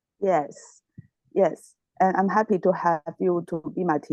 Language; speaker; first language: English; non-native, learner; Chinese